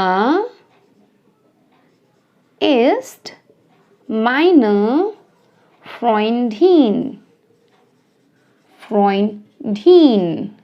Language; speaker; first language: German; non-native, fluent; Hindi